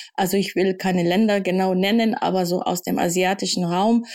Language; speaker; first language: German; non-native, fluent; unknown